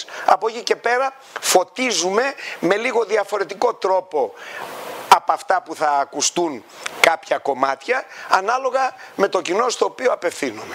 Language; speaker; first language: Greek; native; Greek